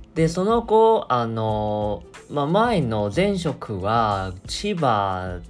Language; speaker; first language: Japanese; non-native, fluent; Chinese